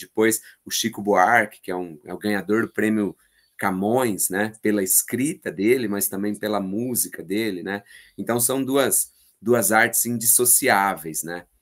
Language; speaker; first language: Portuguese; native; Portuguese